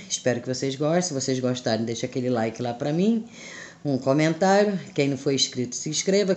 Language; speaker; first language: Portuguese; native; Portuguese